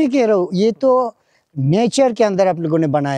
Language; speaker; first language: Hindi; non-native, fluent; Bangla